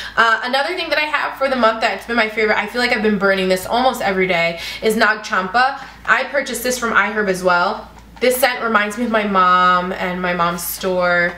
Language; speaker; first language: English; native; English